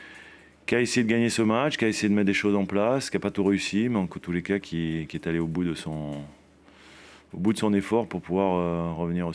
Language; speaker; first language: French; native; French